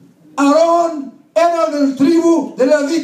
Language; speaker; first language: Spanish; early bilingual, heritage; Spanish